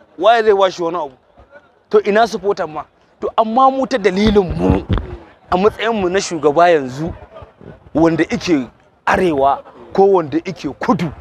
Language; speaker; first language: Hausa; native; Hausa